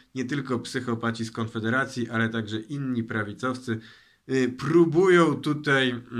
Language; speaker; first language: Polish; native; Polish